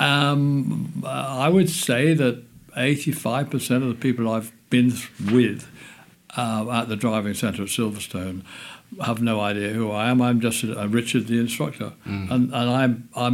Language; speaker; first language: English; native; English